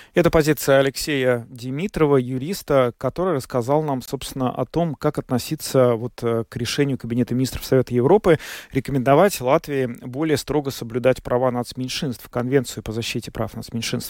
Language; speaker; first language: Russian; native; Russian